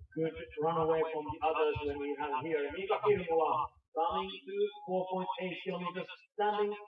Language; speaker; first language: English; non-native, fluent; Finnish